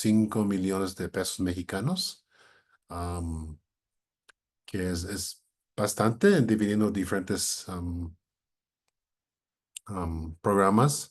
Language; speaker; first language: Spanish; non-native, fluent; English